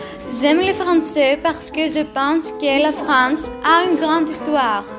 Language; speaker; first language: French; non-native, learner; Greek